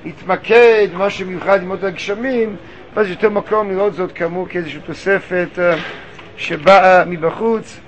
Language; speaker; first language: Hebrew; native; Hebrew